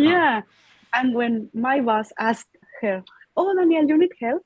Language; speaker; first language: English; non-native, learner; Spanish